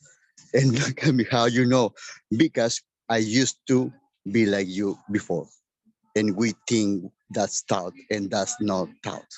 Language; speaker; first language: English; non-native, learner; Spanish